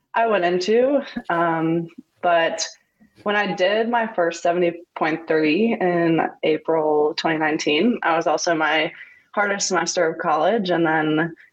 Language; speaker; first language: English; native; English